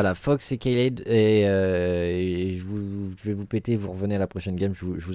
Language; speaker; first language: French; native; French